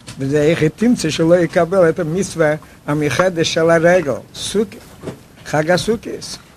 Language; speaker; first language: Hebrew; non-native, fluent; Yiddish